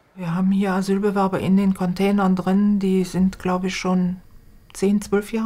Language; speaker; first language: German; native; German